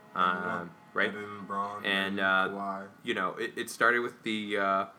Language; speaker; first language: English; native; English